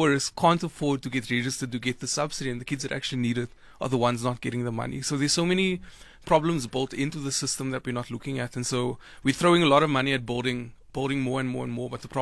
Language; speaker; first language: English; native; English